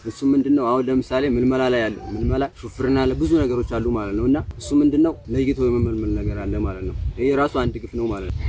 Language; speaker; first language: Amharic; native; Amharic